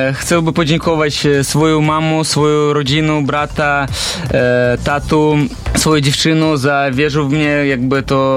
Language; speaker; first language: Polish; non-native, learner; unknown